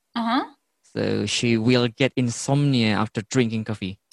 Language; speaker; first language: English; non-native, fluent; Indonesian